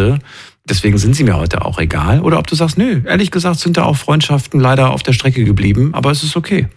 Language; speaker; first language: German; native; German